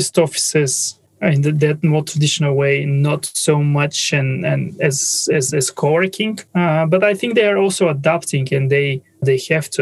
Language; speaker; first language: English; non-native, fluent; Bulgarian